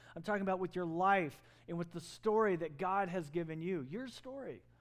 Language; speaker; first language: English; native; English